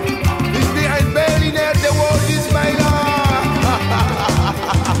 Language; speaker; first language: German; non-native, learner; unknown